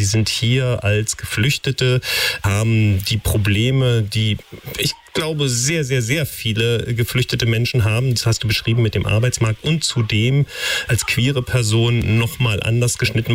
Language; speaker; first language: German; native; German